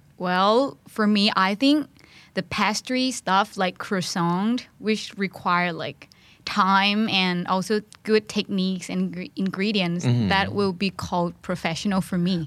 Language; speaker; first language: English; non-native, fluent; Thai